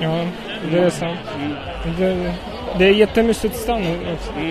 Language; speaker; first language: Swedish; non-native, fluent; Russian